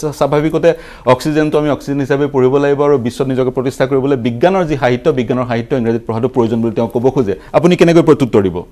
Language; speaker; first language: Assamese; native; Assamese